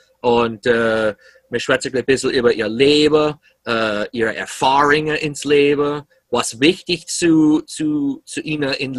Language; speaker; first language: German; early bilingual, heritage; English